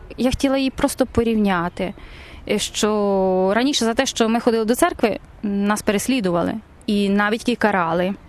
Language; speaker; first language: Ukrainian; native; Ukrainian